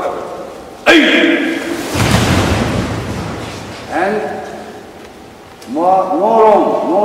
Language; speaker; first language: English; non-native, learner; Japanese